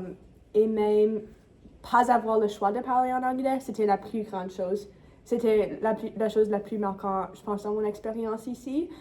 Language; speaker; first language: French; non-native, local second language; English